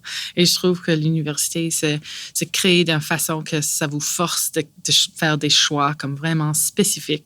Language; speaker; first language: French; non-native, local second language; English